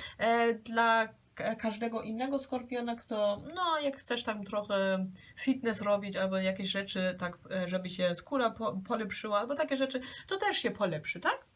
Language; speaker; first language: Polish; early bilingual, heritage; Polish